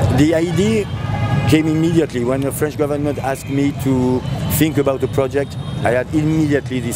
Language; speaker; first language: English; non-native, fluent; French